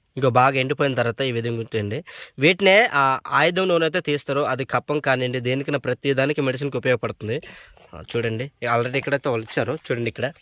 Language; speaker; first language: Telugu; non-native, local second language; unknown